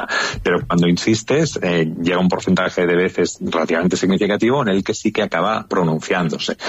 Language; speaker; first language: Spanish; native; Spanish